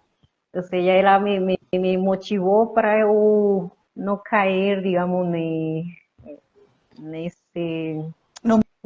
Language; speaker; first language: Portuguese; non-native, fluent; Spanish